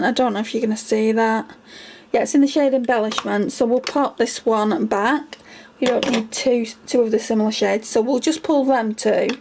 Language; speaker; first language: English; native; English